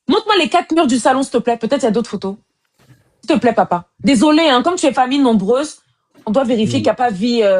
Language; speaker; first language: French; native; French